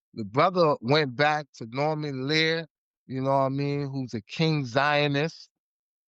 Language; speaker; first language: English; native; English